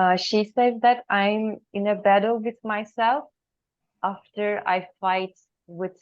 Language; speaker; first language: English; non-native, learner; Turkish